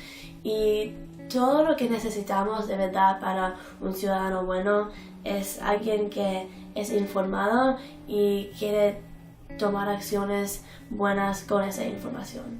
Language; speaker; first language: Spanish; early bilingual, heritage; Spanish